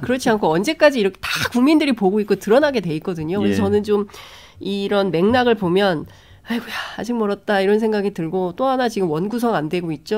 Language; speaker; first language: Korean; native; Korean